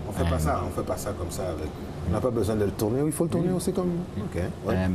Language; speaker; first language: French; native; French